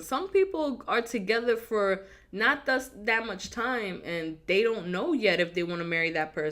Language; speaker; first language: English; native; English